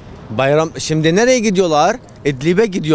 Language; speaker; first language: Turkish; non-native, fluent; Arabic